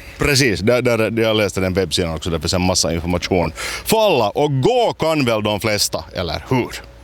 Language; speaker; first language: Swedish; native; Swedish